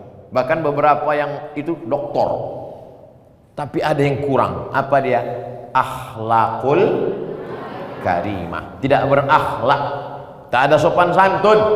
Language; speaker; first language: Indonesian; non-native, local second language; Malay